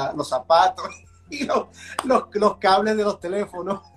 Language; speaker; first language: Spanish; early bilingual, heritage; Spanish